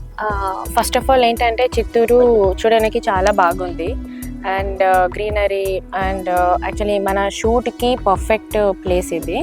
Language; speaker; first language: Telugu; non-native, learner; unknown